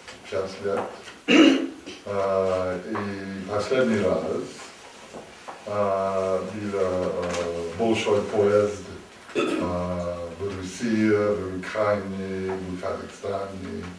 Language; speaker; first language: Russian; non-native, learner; English